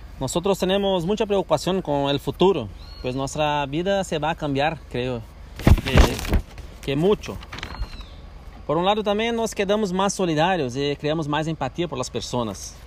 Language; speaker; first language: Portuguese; non-native, learner; Spanish